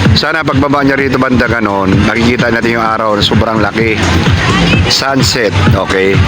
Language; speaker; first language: Filipino; non-native, local second language; Cebuano